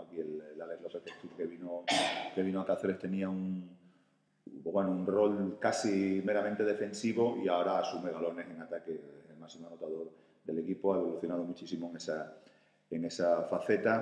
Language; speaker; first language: Spanish; native; Spanish